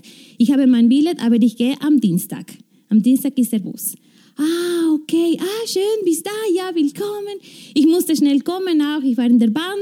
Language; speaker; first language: German; non-native, fluent; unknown